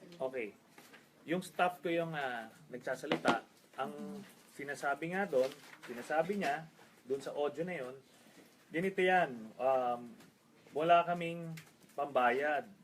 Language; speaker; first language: Filipino; native; Filipino